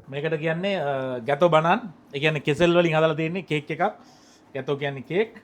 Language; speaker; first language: Sinhala; native; Sinhala